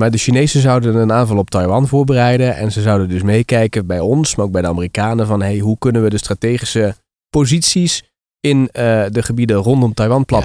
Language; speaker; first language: Dutch; native; Dutch